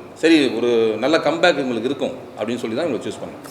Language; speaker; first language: Tamil; native; Tamil